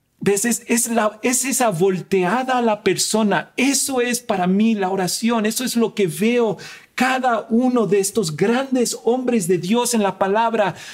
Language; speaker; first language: Spanish; native; Spanish